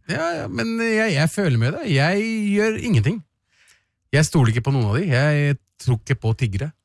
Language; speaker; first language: Norwegian; native; Norwegian